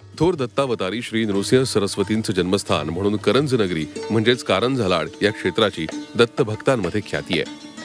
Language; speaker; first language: Marathi; native; Marathi